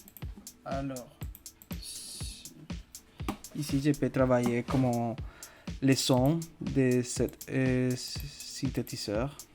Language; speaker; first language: French; non-native, fluent; Spanish